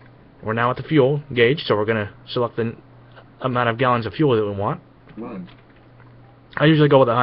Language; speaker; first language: English; native; English